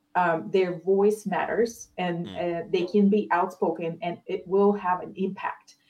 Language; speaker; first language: English; non-native, fluent; Ukrainian